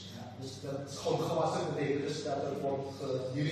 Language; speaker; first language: Dutch; non-native, fluent; Indonesian